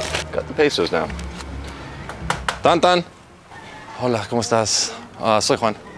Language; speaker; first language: Spanish; native; Spanish